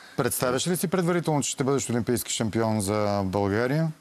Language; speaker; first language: Bulgarian; native; Bulgarian